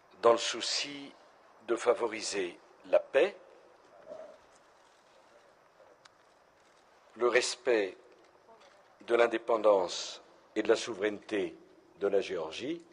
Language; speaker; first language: French; native; French